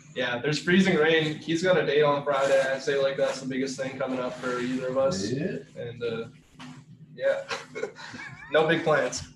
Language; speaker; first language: English; native; English